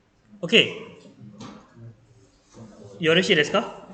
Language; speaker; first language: Japanese; non-native, fluent; Malay